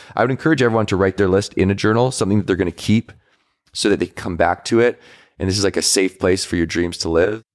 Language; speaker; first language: English; native; English